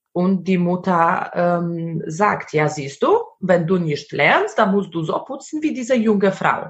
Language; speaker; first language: German; non-native, fluent; Polish